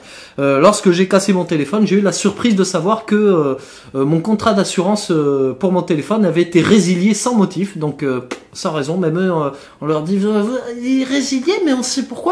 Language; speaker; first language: French; native; French